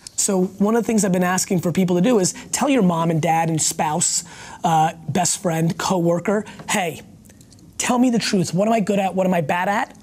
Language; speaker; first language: English; early bilingual, other home language; Russian